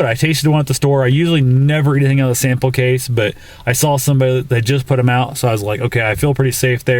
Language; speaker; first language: English; native; English